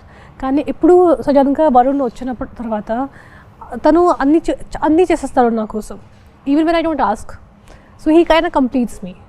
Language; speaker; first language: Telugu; non-native, fluent; Hindi